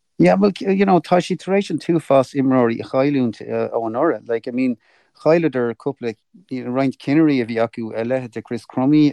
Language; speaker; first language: Irish; native; Irish